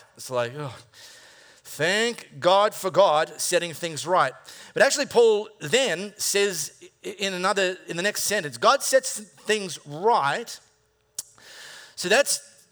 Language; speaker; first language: English; native; English